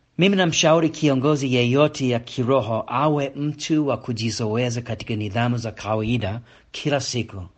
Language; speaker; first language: Swahili; non-native, fluent; English